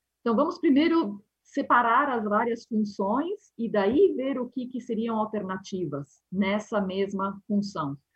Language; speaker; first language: Portuguese; non-native, fluent; Spanish